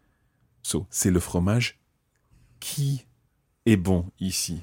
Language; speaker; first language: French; non-native, fluent; English